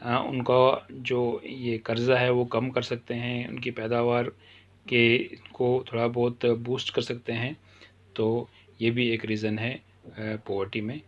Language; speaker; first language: Hindi; non-native, local second language; Kashmiri